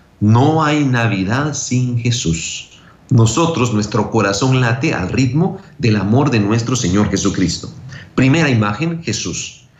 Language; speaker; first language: Spanish; native; Spanish